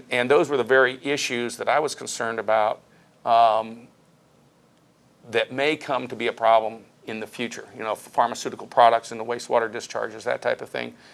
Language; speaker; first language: English; native; English